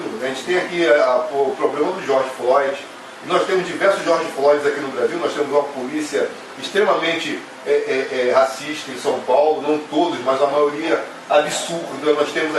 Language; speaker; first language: Portuguese; native; Portuguese